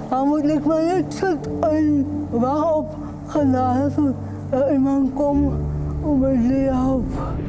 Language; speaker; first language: Dutch; non-native, learner; Afrikaans